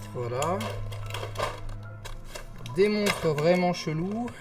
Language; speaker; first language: French; native; French